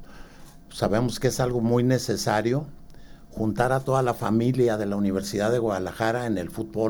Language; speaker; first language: Spanish; native; Spanish